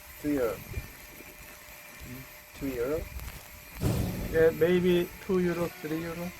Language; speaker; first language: English; non-native, learner; Korean